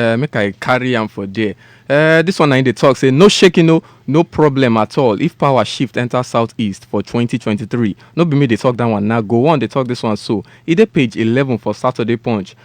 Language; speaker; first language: Nigerian Pidgin; non-native, local second language; Yoruba